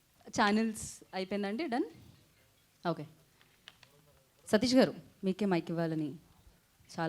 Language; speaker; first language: Telugu; native; Telugu